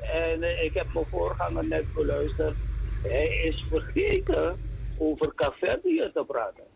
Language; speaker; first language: Dutch; native; Dutch